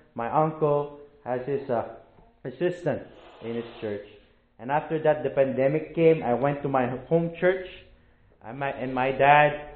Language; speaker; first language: English; non-native, local second language; Filipino